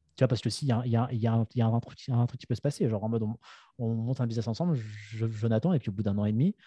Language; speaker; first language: French; native; French